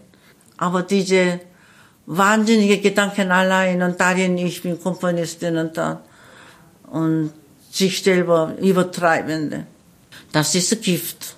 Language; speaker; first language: German; non-native, learner; Korean